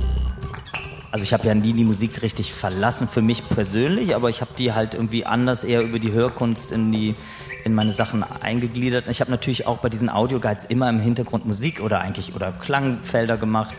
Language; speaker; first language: German; native; German